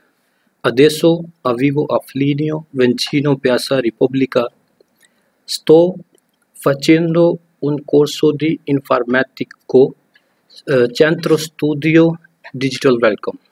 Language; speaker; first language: Italian; non-native, learner; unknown